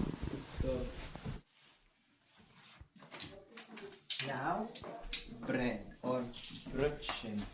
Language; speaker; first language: English; non-native, local second language; Filipino